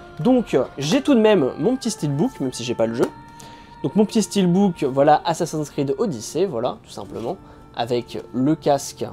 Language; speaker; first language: French; native; French